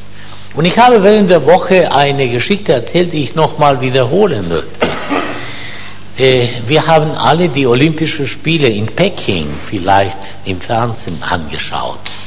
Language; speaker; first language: German; non-native, fluent; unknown